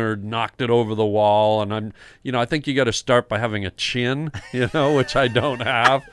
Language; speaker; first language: English; native; English